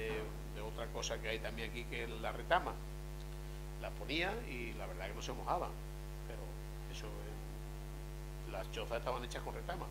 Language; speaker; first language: Spanish; native; Spanish